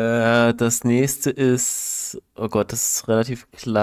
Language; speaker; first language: German; native; German